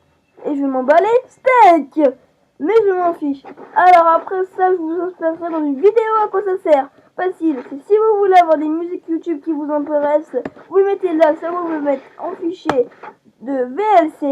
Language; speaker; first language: French; native; French